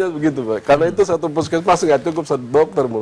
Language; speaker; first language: Indonesian; native; Indonesian